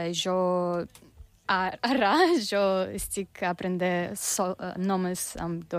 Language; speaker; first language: Catalan; non-native, learner; Russian